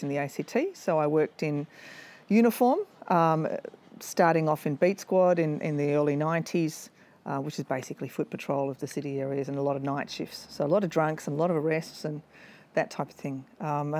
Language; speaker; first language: English; native; English